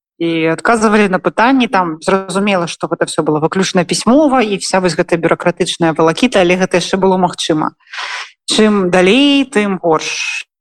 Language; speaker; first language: Belarusian; non-native, local second language; Russian